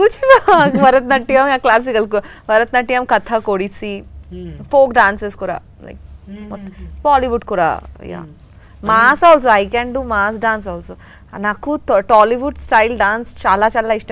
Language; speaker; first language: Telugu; non-native, learner; Bangla